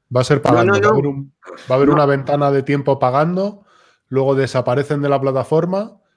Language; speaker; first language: Spanish; native; Spanish